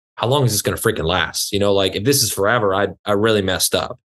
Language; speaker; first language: English; native; English